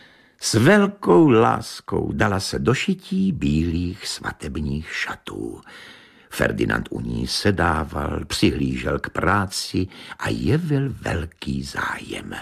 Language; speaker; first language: Czech; native; Czech